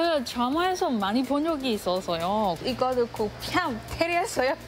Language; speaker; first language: Korean; non-native, learner; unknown